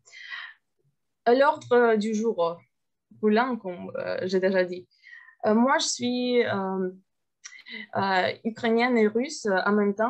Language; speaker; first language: French; non-native, fluent; Russian